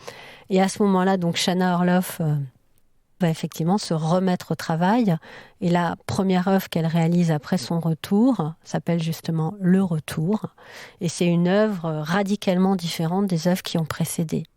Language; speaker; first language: French; native; French